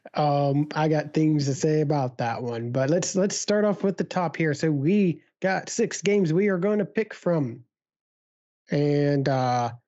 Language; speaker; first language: English; native; English